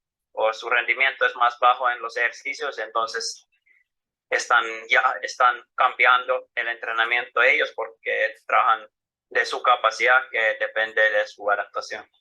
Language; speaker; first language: Spanish; non-native, fluent; Finnish